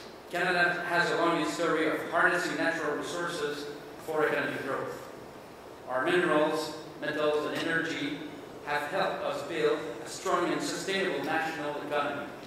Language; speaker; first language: English; non-native, local second language; French